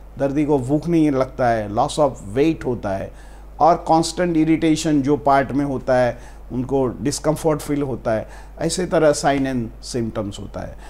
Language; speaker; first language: Hindi; non-native, local second language; Gujarati